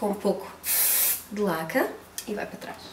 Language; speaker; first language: Portuguese; native; Portuguese